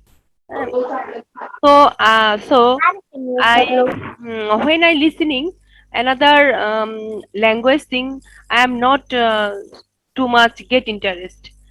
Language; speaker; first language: English; non-native, local second language; Bangla